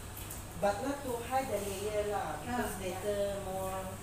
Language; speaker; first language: English; non-native, learner; Filipino